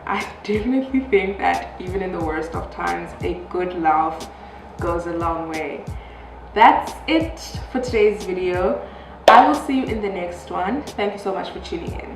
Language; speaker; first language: English; non-native, local second language; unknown